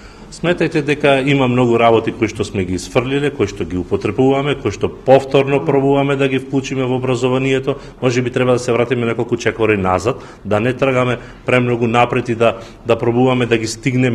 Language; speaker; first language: Macedonian; native; Macedonian